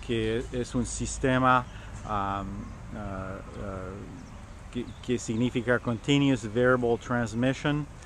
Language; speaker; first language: Spanish; non-native, learner; French